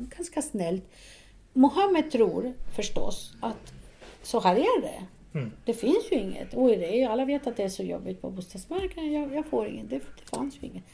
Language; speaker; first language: Swedish; non-native, fluent; Spanish